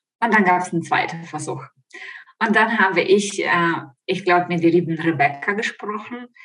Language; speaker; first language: German; non-native, fluent; Ukrainian